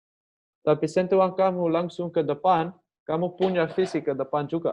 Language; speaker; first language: Indonesian; non-native, learner; Dutch